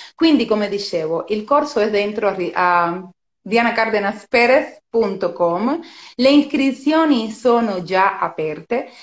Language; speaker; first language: Italian; non-native, fluent; Spanish